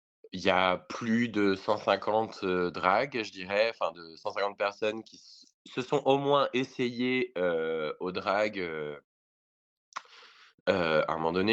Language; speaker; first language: French; native; French